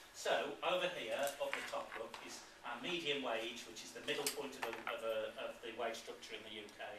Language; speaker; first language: English; native; English